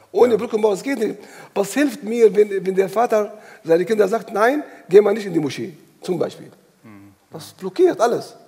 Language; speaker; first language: German; non-native, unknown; Arabic